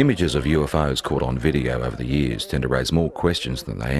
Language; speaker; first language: English; native; English